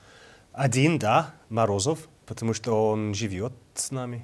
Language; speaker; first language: Russian; non-native, learner; English